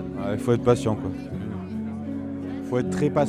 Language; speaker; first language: French; native; French